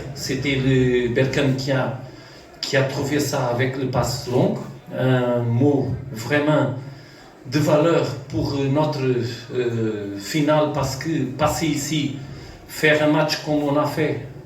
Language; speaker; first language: French; non-native, learner; Portuguese